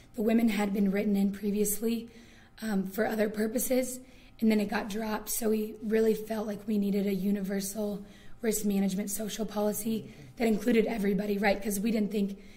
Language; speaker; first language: English; native; English